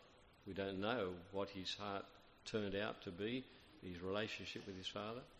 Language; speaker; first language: English; native; English